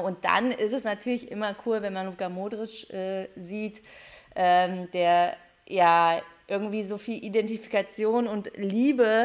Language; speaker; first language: German; native; German